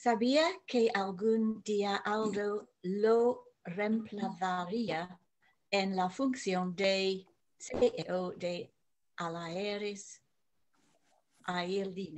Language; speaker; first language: Spanish; non-native, learner; English